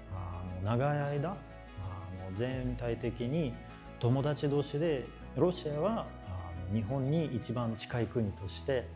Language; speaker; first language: Japanese; non-native, fluent; Russian